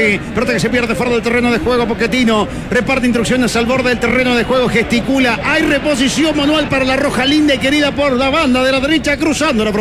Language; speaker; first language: Spanish; native; Spanish